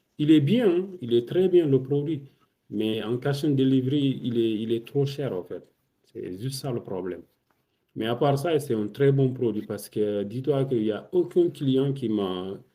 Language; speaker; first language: French; non-native, local second language; Wolof